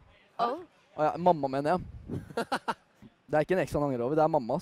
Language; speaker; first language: Norwegian; native; Norwegian